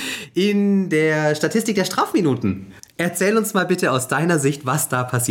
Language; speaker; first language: German; native; German